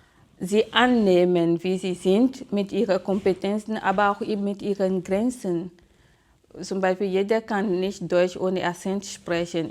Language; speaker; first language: German; non-native, fluent; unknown